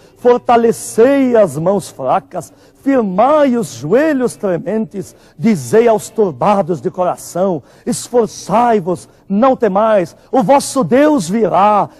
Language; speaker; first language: Portuguese; non-native, fluent; Arabic